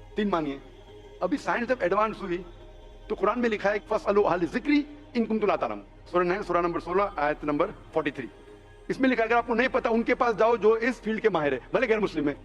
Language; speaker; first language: Hindi; non-native, local second language; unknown